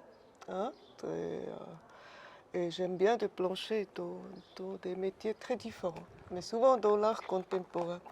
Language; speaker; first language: French; non-native, fluent; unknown